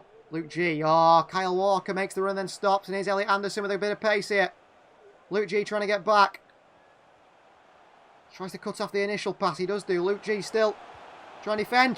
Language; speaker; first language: English; native; English